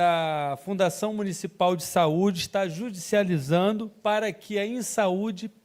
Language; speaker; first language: Portuguese; native; Portuguese